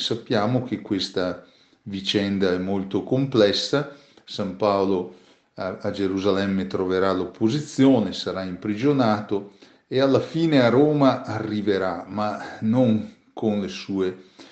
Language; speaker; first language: Italian; native; Italian